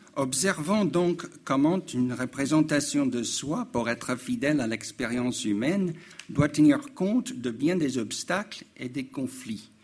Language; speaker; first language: French; non-native, fluent; English